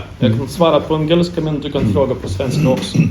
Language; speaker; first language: Swedish; non-native, learner; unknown